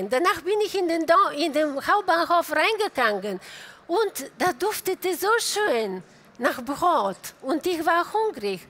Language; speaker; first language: German; non-native, fluent; Bulgarian